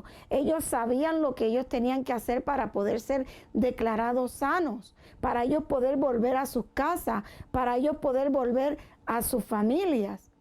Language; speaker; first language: Spanish; native; Spanish